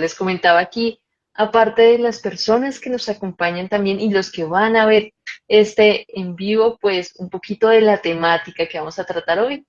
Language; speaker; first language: Spanish; native; Spanish